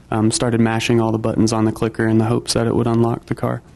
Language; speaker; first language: English; native; English